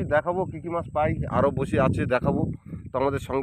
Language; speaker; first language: Bangla; native; Bangla